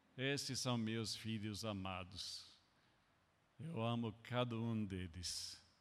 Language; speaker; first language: Portuguese; non-native, fluent; English